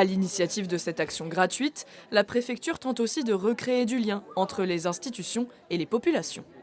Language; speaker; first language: French; native; French